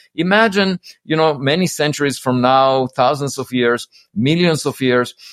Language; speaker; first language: English; non-native, fluent; Hebrew